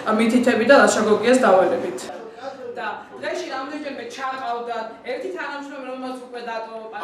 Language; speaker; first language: Georgian; native; Georgian